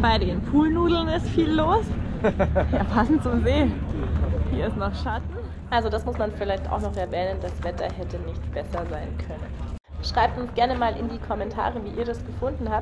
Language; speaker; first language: German; native; German